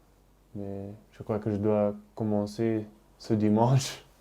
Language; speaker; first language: French; non-native, learner; Dutch